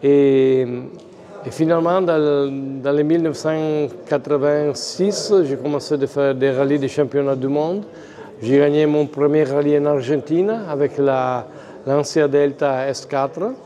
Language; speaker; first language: French; non-native, fluent; Italian